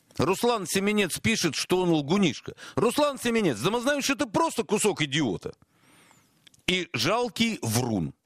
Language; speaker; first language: Russian; native; Russian